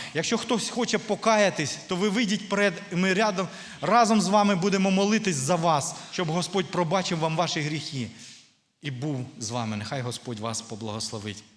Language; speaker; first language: Ukrainian; non-native, local second language; Russian